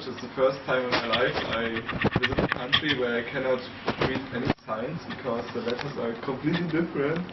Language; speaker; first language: English; non-native, fluent; German